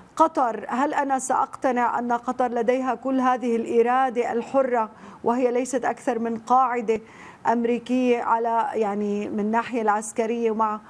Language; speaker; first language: Arabic; native; Arabic